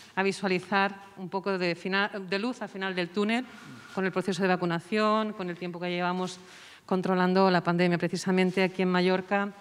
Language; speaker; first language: Spanish; non-native, local second language; Catalan